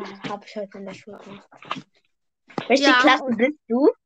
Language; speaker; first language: German; early bilingual, other home language; Vietnamese